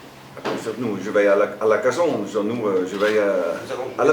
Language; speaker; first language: French; non-native, learner; Dutch